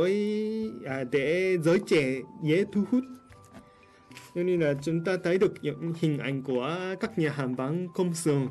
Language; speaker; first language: Vietnamese; non-native, fluent; Japanese